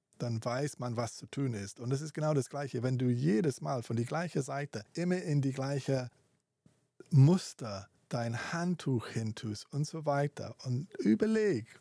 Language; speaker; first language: German; non-native, fluent; English